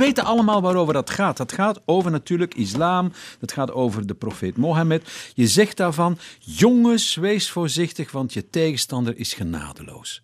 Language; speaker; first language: Dutch; native; Dutch